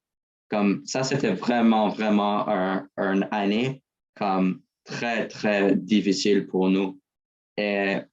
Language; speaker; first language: French; non-native, learner; English